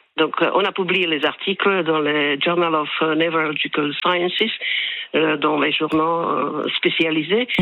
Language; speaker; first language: French; non-native, fluent; Slovak